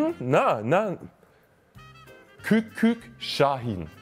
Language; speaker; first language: German; native; German